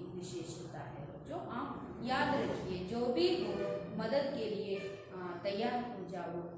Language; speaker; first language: Hindi; non-native, local second language; Kannada